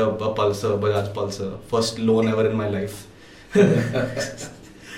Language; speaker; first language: English; non-native, local second language; Konkani